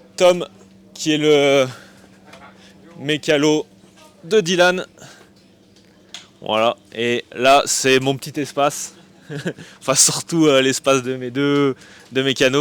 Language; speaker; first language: French; native; French